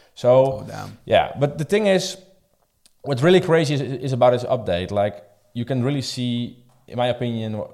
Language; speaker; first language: English; non-native, fluent; Dutch